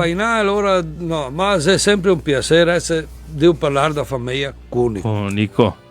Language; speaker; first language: Italian; early bilingual, heritage; Portuguese